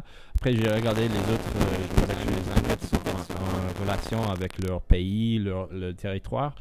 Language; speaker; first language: French; non-native, fluent; English